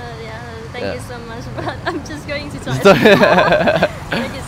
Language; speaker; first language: English; non-native, learner; Thai